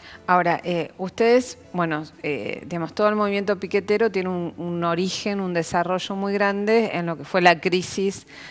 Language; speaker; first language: Spanish; native; Spanish